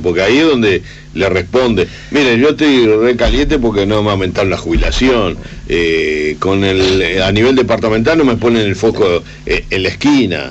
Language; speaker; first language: Spanish; native; Spanish